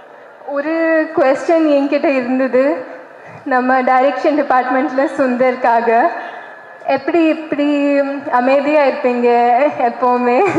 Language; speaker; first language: Tamil; non-native, learner; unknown